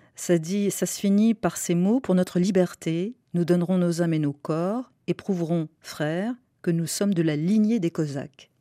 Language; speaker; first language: French; native; French